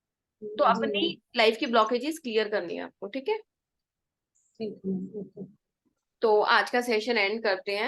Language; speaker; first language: Hindi; native; Hindi